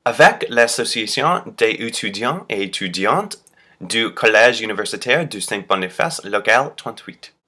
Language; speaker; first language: French; non-native, learner; English